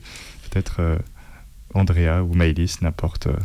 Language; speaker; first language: French; native; French